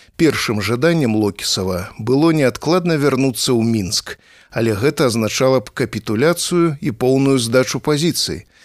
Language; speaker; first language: Belarusian; native; Belarusian